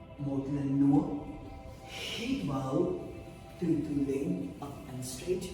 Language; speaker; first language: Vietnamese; non-native, learner; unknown